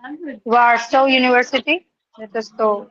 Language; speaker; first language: English; non-native, learner; Urdu